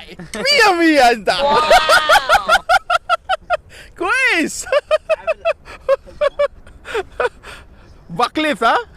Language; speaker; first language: Arabic; non-native, learner; Filipino